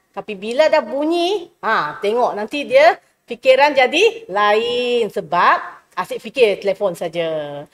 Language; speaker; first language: Malay; non-native, local second language; Chinese